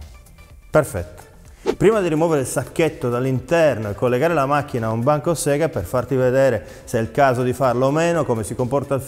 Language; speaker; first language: Italian; native; Italian